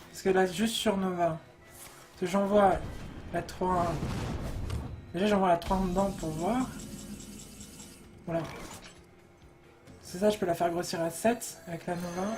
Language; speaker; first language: French; native; French